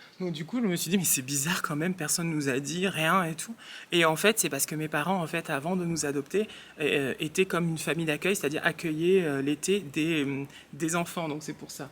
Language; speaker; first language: French; early bilingual, other home language; Réunion Creole French